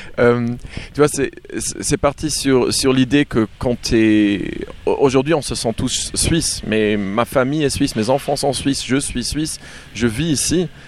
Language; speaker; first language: French; native; French